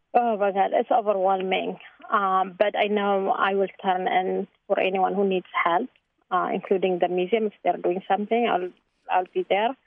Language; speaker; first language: English; non-native, fluent; Tigrinya